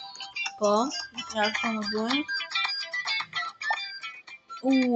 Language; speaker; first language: Albanian; early bilingual, heritage; Albanian